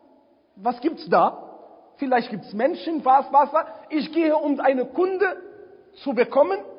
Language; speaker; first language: German; non-native, fluent; Arabic